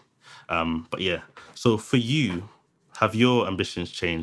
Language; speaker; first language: English; native; English